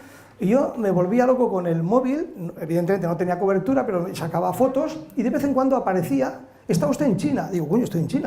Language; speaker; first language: Spanish; native; Spanish